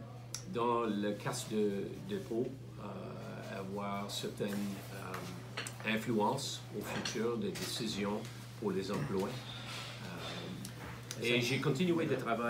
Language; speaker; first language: French; non-native, learner; English